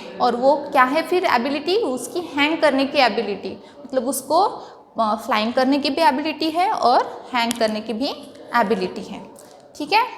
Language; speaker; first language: Hindi; non-native, local second language; Marathi